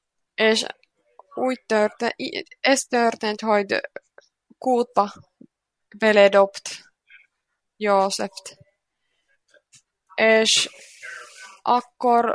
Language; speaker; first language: Hungarian; non-native, learner; Finnish